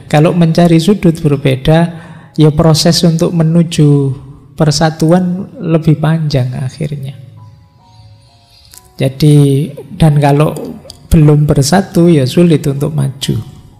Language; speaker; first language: Indonesian; non-native, local second language; Javanese